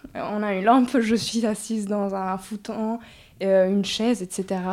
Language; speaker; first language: French; early bilingual, other home language; Spanish